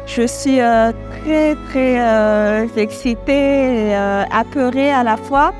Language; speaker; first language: French; early bilingual, other home language; Malagasy